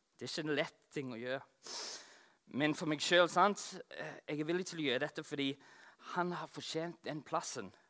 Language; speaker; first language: Norwegian; non-native, fluent; English